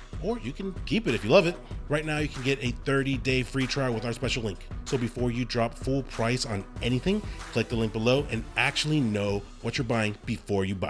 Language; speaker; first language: English; native; English